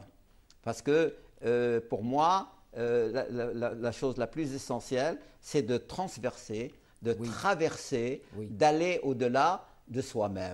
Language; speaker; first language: French; non-native, local second language; Arabic